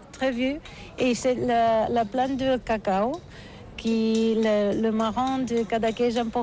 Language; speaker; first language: French; non-native, learner; Catalan